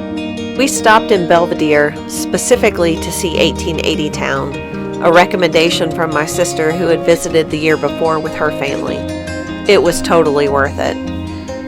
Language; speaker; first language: English; native; English